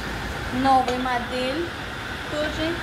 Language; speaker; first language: Russian; non-native, local second language; Tajik